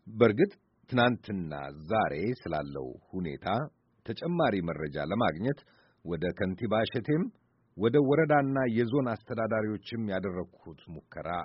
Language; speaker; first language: Amharic; native; Amharic